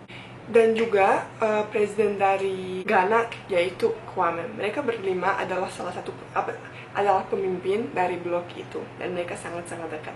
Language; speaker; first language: Indonesian; non-native, fluent; Bosnian